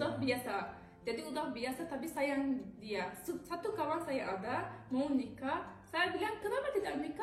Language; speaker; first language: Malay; non-native, learner; Turkish